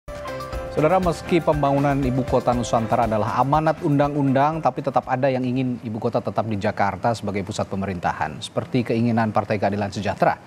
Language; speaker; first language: Indonesian; native; Indonesian